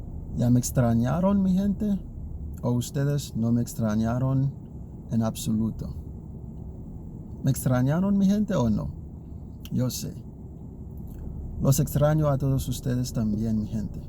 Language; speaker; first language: Spanish; non-native, learner; Haitian Creole